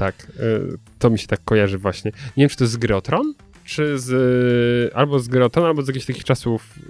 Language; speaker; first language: Polish; native; Polish